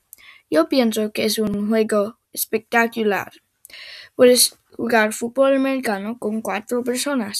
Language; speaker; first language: Spanish; non-native, learner; English